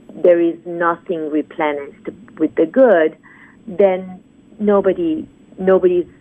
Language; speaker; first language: English; non-native, fluent; Persian